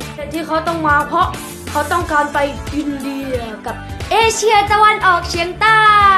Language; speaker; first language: Thai; non-native, fluent; English